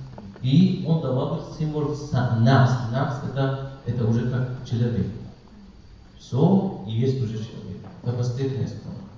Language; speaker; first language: Russian; non-native, learner; Persian